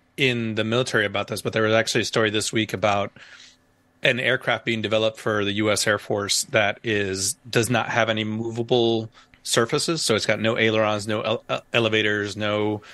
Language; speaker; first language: English; native; English